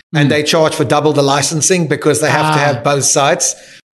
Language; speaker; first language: English; native; English